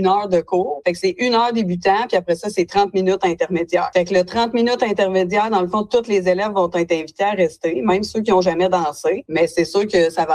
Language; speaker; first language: French; native; French